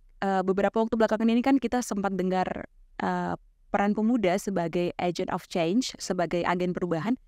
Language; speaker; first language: Indonesian; native; Indonesian